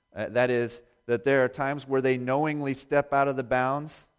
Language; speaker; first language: English; native; English